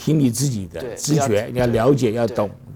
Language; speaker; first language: Chinese; native; Chinese